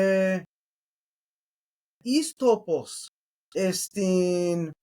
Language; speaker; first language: Greek; non-native, learner; English